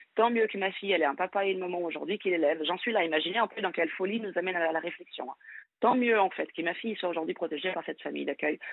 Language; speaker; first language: French; non-native, fluent; Portuguese